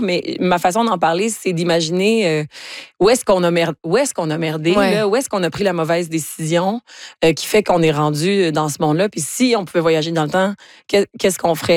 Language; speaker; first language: French; native; French